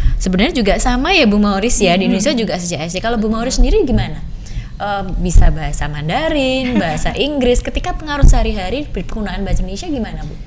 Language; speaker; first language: Indonesian; native; Indonesian